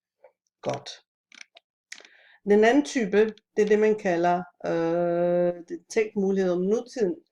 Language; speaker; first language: Danish; non-native, fluent; Italian